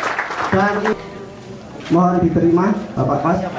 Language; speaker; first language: Indonesian; native; Indonesian